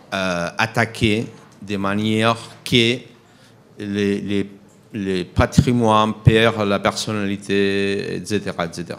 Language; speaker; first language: French; non-native, fluent; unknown